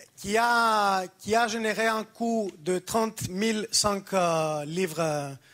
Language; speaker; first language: French; non-native, fluent; Greek